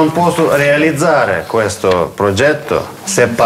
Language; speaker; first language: Italian; non-native, fluent; Russian